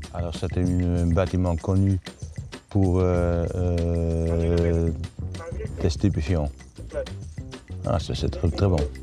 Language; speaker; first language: French; non-native, learner; Dutch